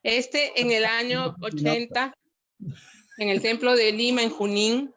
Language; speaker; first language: Spanish; native; Spanish